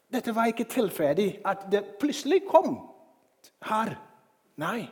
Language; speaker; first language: Norwegian; non-native, fluent; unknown